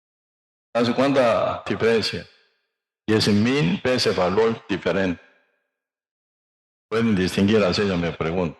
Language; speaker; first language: Spanish; non-native, learner; Korean